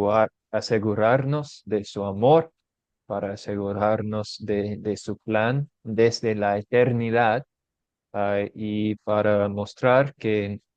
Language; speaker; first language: Spanish; non-native, fluent; English